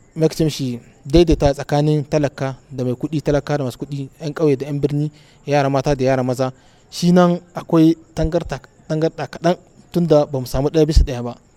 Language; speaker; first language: Hausa; non-native, local second language; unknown